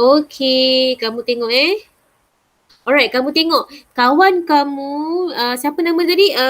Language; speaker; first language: Malay; native; Malay